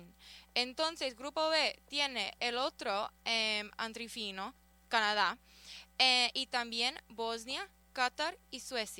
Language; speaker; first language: Spanish; early bilingual, heritage; Spanish